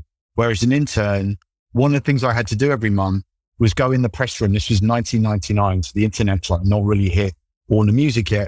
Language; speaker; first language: English; native; English